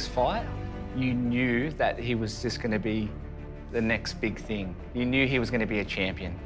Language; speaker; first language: English; native; English